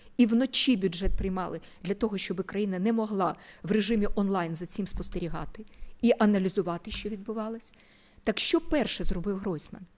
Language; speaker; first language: Ukrainian; non-native, local second language; Russian